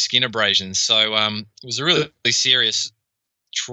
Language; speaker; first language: English; native; English